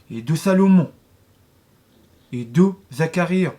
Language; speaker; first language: French; non-native, learner; Arabic